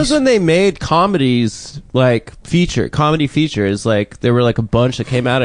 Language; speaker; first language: English; native; English